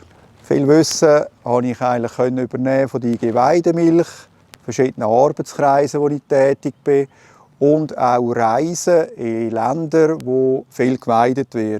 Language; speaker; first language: German; native; German